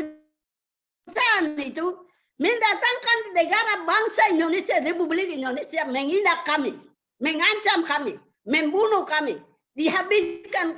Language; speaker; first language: Indonesian; non-native, local second language; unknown